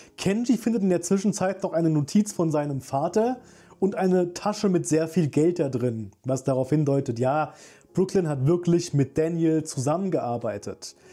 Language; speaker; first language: German; native; German